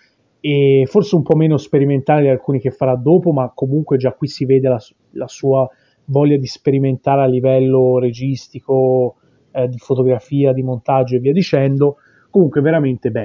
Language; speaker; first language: Italian; native; Italian